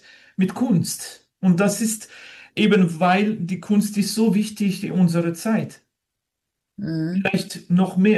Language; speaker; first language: German; non-native, learner; French